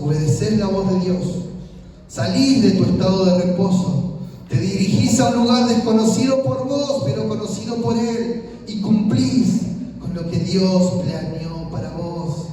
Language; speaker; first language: Spanish; native; Spanish